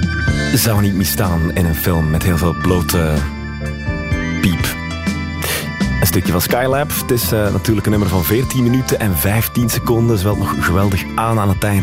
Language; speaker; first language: Dutch; native; Dutch